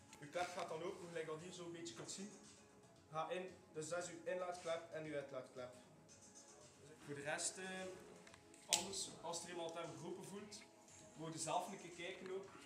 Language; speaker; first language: Dutch; native; Dutch